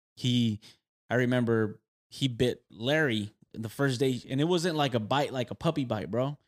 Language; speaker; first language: English; native; English